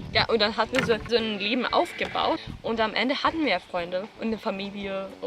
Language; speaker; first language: German; non-native, fluent; Swedish